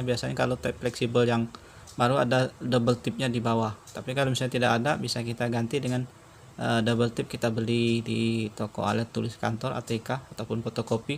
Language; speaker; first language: Indonesian; native; Indonesian